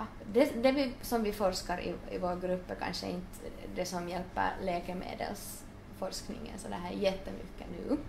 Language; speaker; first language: Swedish; non-native, local second language; Finnish